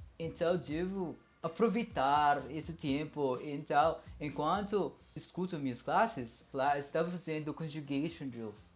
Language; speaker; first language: Portuguese; non-native, learner; Filipino